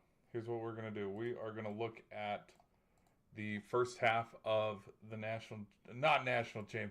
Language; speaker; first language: English; native; English